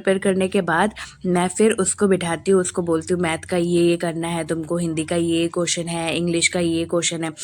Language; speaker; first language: Hindi; non-native, local second language; Bangla